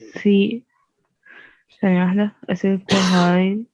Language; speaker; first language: Arabic; native; Arabic